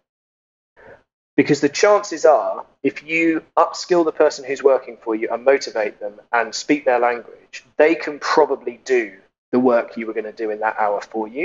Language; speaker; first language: English; native; English